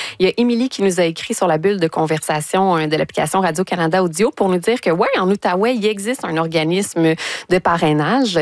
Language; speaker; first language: French; native; French